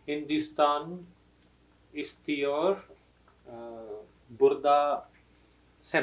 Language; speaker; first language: Turkish; non-native, learner; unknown